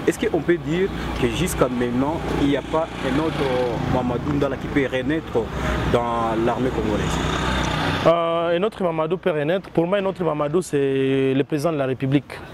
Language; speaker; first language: French; non-native, local second language; Swahili